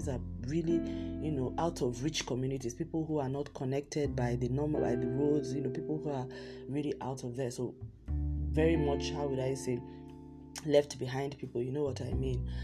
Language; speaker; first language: English; non-native, local second language; Yoruba